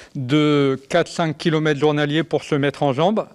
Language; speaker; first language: French; native; French